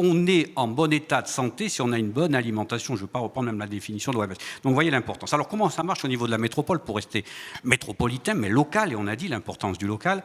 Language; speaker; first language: French; native; French